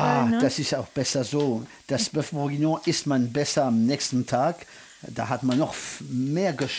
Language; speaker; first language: German; early bilingual, heritage; French